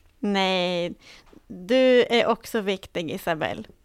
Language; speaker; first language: Swedish; native; Swedish